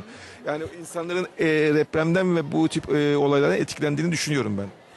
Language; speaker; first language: Turkish; native; Turkish